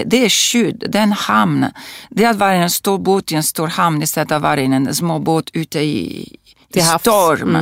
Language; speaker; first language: Swedish; non-native, fluent; Italian